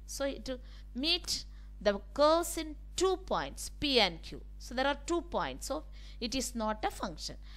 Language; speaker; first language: English; non-native, local second language; Tamil